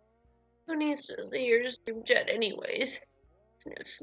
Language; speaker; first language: English; native; English